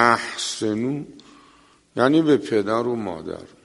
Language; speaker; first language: Persian; native; Persian